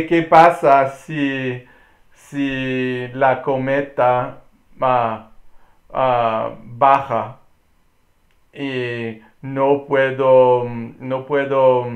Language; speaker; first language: Spanish; non-native, learner; English